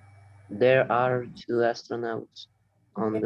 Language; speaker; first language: English; non-native, learner; Spanish